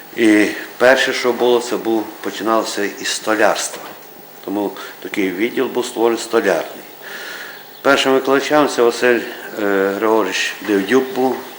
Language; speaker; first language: Ukrainian; native; Ukrainian